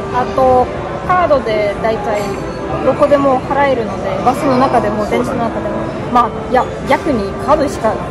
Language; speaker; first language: Japanese; non-native, fluent; German